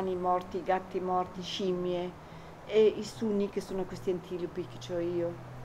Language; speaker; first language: Italian; early bilingual, heritage; Italian